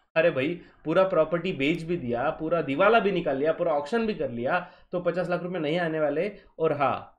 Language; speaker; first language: Hindi; non-native, local second language; Marathi